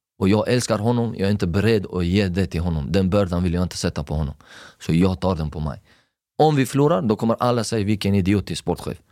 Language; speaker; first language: Swedish; non-native, fluent; Persian